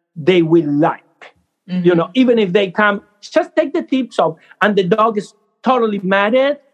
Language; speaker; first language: English; non-native, fluent; Spanish